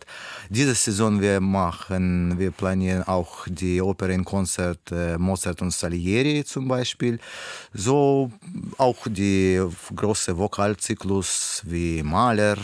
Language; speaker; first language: German; non-native, learner; Russian